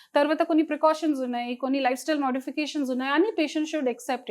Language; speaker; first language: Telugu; non-native, local second language; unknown